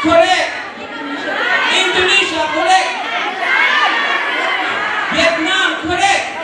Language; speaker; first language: English; non-native, local second language; Filipino